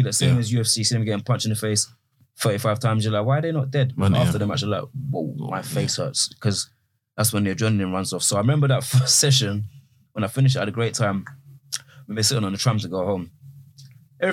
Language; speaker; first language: English; native; English